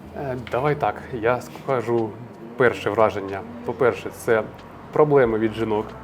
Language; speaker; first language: Ukrainian; non-native, local second language; Russian